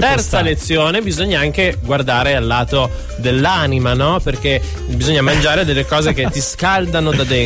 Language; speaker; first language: Italian; native; Italian